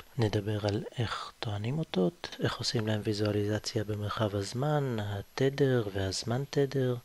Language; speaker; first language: Hebrew; native; Hebrew